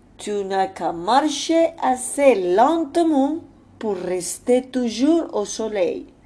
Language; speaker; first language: French; non-native, fluent; Spanish